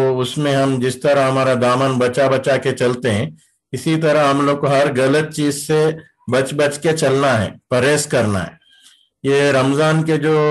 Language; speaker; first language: Urdu; native; Urdu